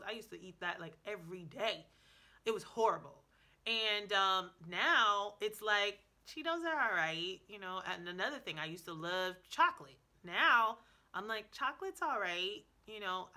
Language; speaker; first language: English; native; English